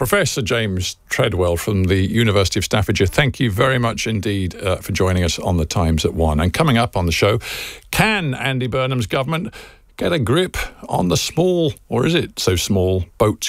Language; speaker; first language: English; native; English